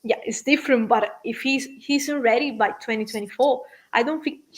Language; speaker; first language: English; non-native, fluent; Italian